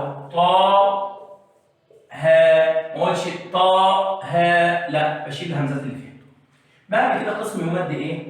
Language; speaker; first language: Arabic; native; Arabic